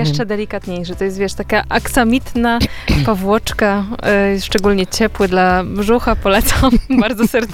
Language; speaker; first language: Polish; native; Polish